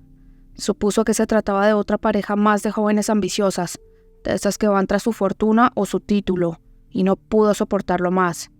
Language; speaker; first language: Spanish; native; Spanish